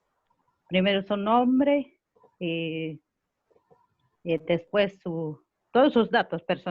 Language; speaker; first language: Spanish; non-native, local second language; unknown